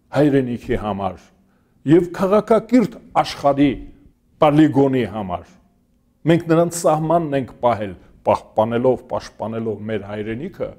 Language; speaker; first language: Armenian; native; Armenian